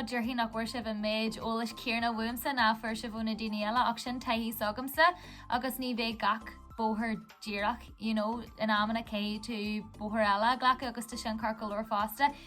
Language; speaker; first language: Irish; non-native, local second language; English